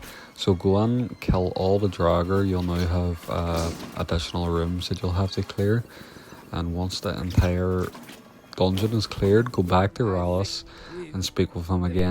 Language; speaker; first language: English; native; English